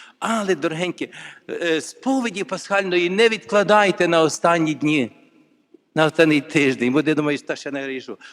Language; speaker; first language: Ukrainian; native; Ukrainian